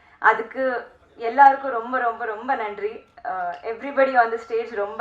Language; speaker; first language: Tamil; non-native, learner; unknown